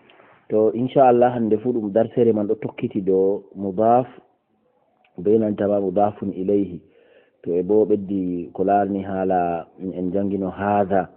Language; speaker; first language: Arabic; non-native, fluent; Fula